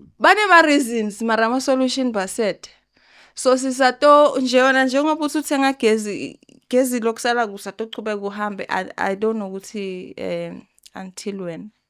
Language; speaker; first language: Zulu; non-native, local second language; Swati